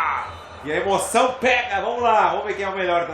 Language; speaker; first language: Portuguese; native; Portuguese